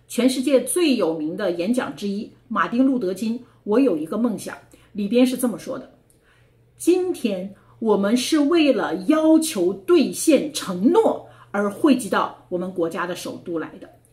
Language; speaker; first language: Chinese; native; Chinese